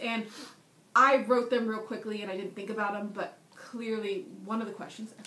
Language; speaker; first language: English; native; English